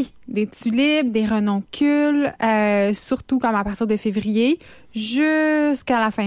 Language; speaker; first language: French; native; French